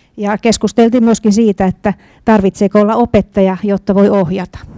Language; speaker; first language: Finnish; native; Finnish